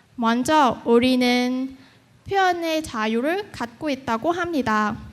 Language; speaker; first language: Korean; non-native, fluent; Vietnamese